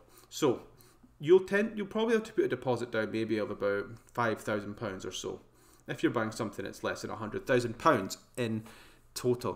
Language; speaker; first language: English; native; English